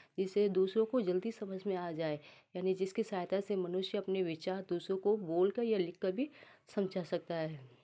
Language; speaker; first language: Hindi; native; Hindi